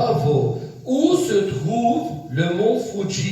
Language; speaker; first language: French; non-native, local second language; Arabic